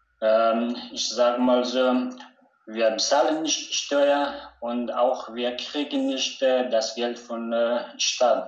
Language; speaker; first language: German; non-native, learner; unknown